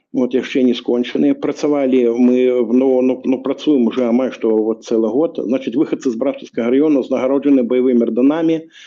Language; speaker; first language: Belarusian; non-native, local second language; Russian